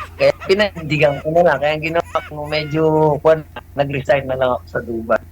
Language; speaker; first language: Filipino; native; Filipino